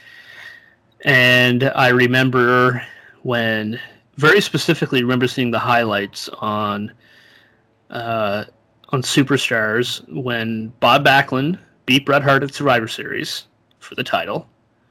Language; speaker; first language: English; native; English